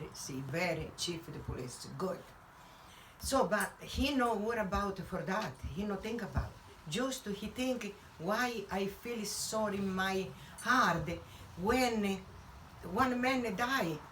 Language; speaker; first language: English; non-native, learner; Italian